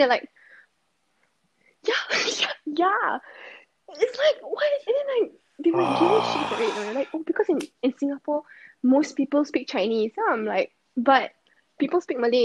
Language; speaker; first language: English; native; English